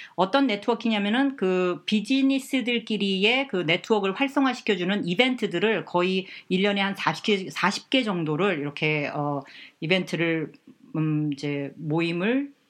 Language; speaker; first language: Korean; native; Korean